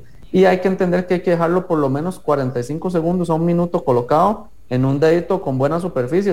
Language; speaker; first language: Spanish; native; Spanish